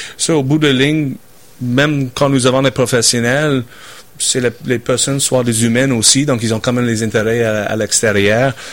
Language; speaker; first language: French; non-native, fluent; English